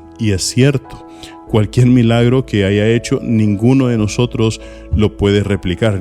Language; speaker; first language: Spanish; native; Spanish